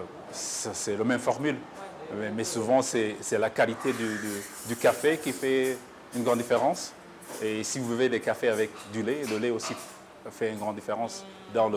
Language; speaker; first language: French; non-native, local second language; Kinyarwanda